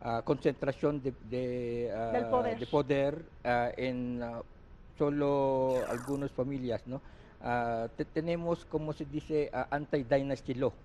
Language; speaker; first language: Spanish; non-native, learner; Filipino